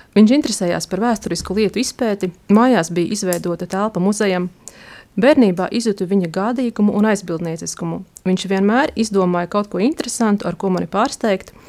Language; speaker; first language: Latvian; native; Latvian